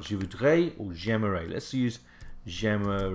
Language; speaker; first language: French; non-native, fluent; English